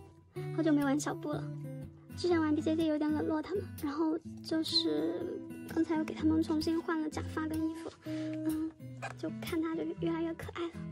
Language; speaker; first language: Chinese; native; Chinese